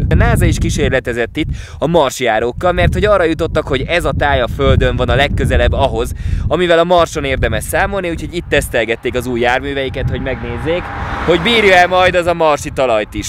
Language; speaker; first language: Hungarian; native; Hungarian